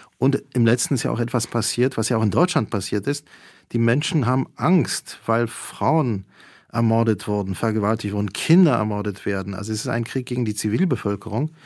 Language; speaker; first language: German; early bilingual, other home language; Polish